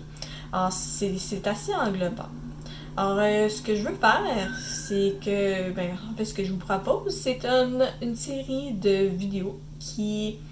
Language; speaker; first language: French; native; French